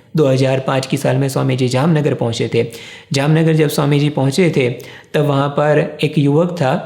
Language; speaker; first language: Hindi; native; Hindi